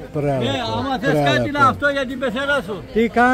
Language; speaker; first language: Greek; non-native, learner; Serbian